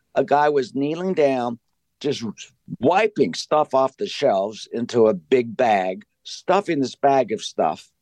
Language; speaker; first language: English; native; English